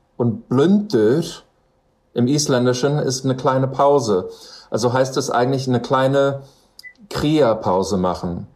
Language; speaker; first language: German; non-native, fluent; English